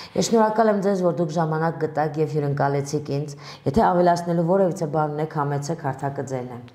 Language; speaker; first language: Armenian; native; Armenian